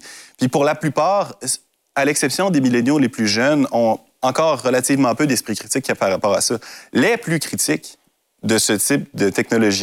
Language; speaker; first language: French; native; French